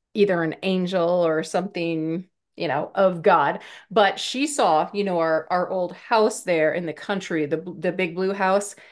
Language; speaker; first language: English; native; English